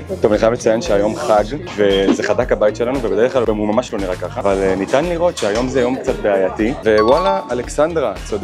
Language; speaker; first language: Hebrew; native; Hebrew